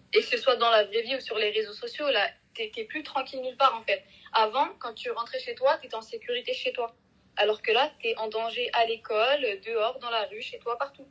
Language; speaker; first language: French; native; French